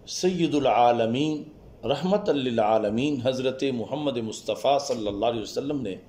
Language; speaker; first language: Urdu; non-native, local second language; Punjabi